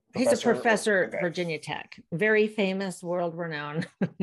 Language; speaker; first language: English; native; English